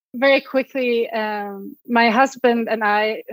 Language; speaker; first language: English; non-native, fluent; Swedish